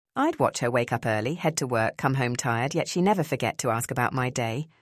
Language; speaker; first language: English; early bilingual, other home language; Spanish